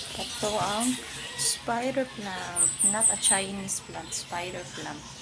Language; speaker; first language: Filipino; non-native, local second language; Cebuano